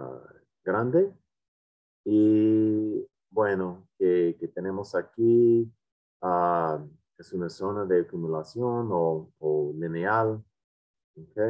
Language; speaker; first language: Spanish; non-native, fluent; English